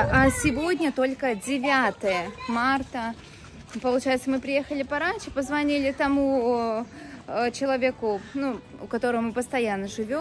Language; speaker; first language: Russian; native; Russian